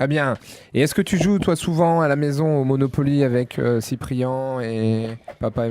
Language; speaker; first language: French; native; French